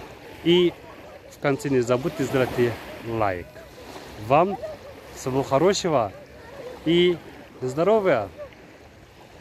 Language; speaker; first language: Russian; non-native, fluent; Arabic